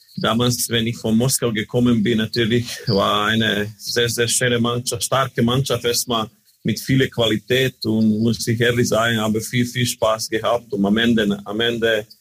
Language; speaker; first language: German; non-native, learner; Croatian